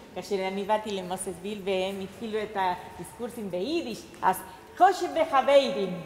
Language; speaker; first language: Hebrew; non-native, fluent; Spanish